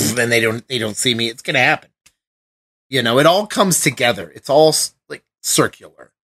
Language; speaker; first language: English; native; English